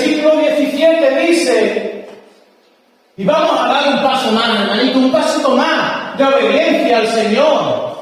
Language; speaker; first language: Spanish; native; Spanish